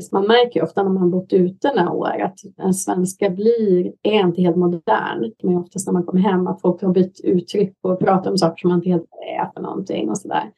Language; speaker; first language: Swedish; native; Swedish